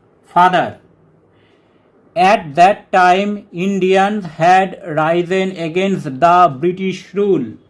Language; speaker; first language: English; non-native, local second language; Bangla